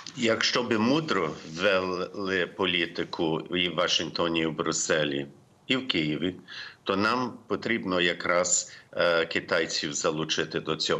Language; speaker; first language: Ukrainian; early bilingual, heritage; Ukrainian